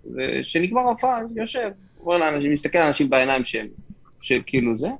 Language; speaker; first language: Hebrew; native; Hebrew